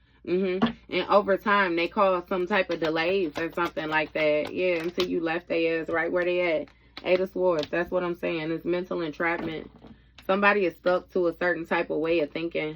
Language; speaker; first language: English; native; English